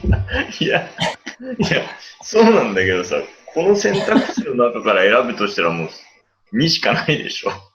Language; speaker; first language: Japanese; native; Japanese